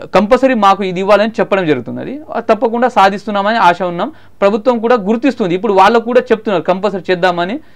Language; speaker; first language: Telugu; non-native, local second language; Marathi